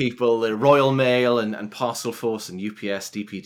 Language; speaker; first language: English; native; English